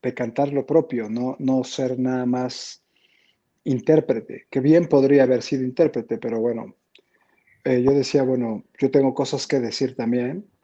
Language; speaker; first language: Spanish; native; Spanish